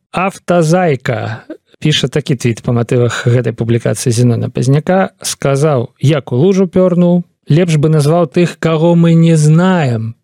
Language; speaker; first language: Belarusian; native; Belarusian